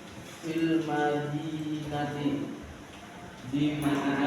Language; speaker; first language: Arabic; non-native, learner; Indonesian